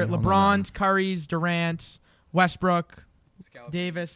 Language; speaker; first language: English; native; English